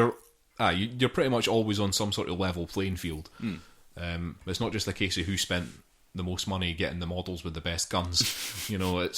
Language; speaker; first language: English; native; English